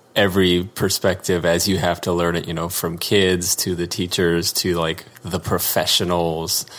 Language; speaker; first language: English; native; English